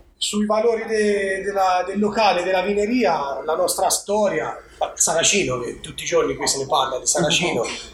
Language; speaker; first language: Italian; native; Italian